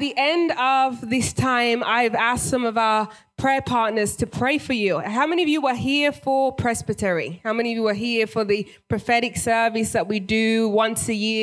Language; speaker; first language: English; native; English